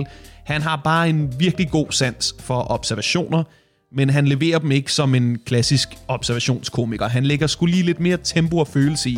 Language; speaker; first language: Danish; native; Danish